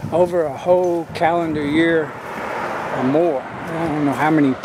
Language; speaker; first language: English; native; English